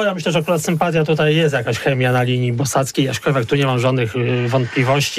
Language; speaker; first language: Polish; native; Polish